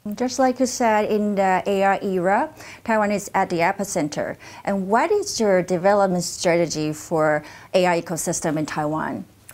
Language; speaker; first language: English; non-native, fluent; Chinese